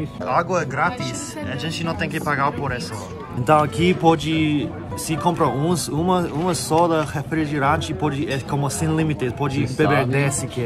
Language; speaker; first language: Portuguese; non-native, learner; English